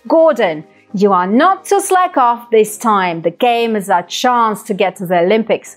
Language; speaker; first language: English; non-native, fluent; Russian